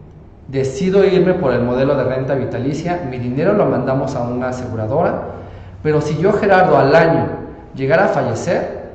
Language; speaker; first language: Spanish; native; Spanish